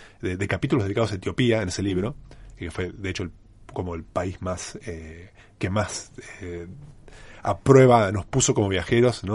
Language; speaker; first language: Spanish; native; Spanish